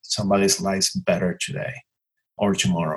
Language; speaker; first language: English; non-native, fluent; Spanish